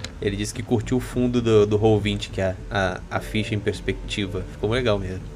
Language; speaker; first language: Portuguese; native; Portuguese